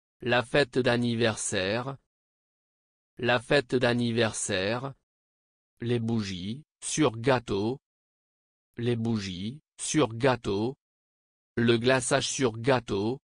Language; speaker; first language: French; non-native, fluent; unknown